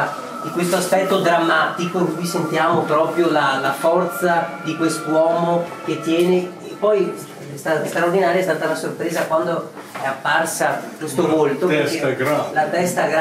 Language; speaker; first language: Italian; native; Italian